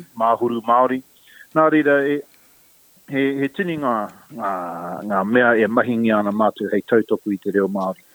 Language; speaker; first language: Māori; non-native, local second language; English